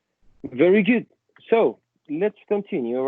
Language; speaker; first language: English; non-native, fluent; Spanish